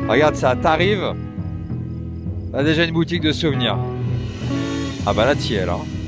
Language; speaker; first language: French; native; French